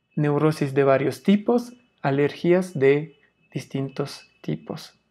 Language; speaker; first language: Spanish; non-native, fluent; Russian